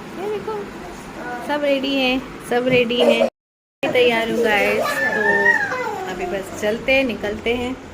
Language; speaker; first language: Hindi; native; Hindi